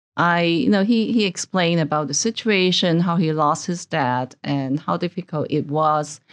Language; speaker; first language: English; non-native, local second language; Cantonese